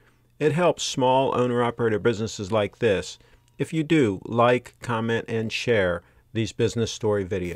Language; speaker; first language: English; native; English